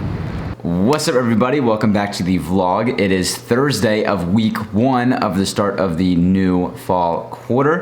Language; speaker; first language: English; native; English